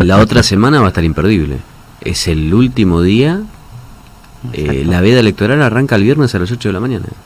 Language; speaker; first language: Spanish; native; Spanish